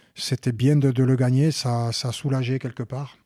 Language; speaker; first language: French; native; French